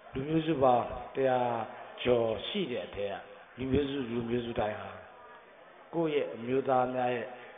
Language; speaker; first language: Burmese; non-native, local second language; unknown